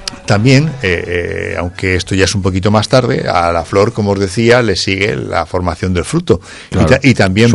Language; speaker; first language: Spanish; native; Spanish